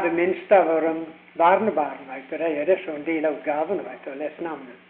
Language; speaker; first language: Norwegian; early bilingual, heritage; Norwegian